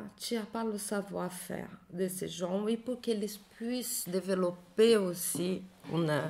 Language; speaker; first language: French; non-native, learner; Portuguese